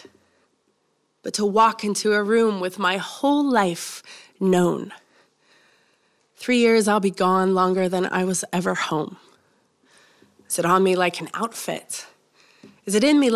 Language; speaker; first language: English; native; English